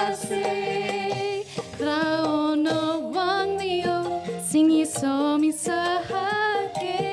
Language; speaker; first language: Indonesian; non-native, fluent; English